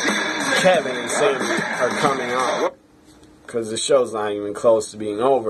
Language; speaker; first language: English; native; English